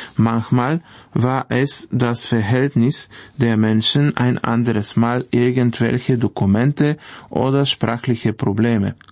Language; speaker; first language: German; non-native, fluent; Bulgarian